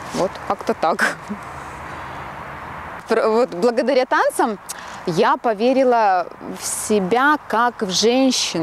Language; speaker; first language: Russian; native; Russian